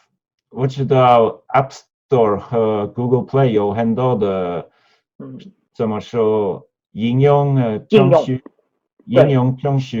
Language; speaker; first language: Chinese; non-native, learner; Norwegian